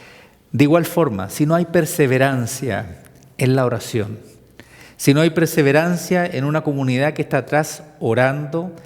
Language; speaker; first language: Spanish; native; Spanish